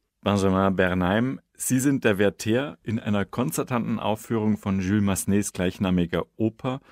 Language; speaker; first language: German; native; German